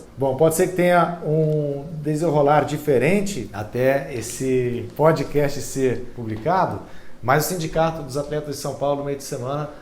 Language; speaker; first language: Portuguese; native; Portuguese